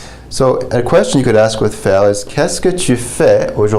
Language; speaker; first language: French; non-native, fluent; English